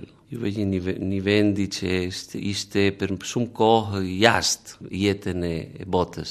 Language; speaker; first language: Albanian; non-native, learner; Spanish